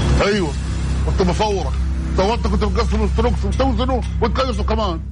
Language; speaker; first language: Arabic; native; Arabic